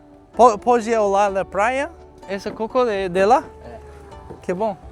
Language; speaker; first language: Portuguese; non-native, learner; English